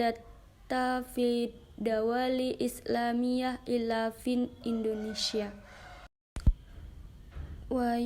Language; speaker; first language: Arabic; non-native, learner; Indonesian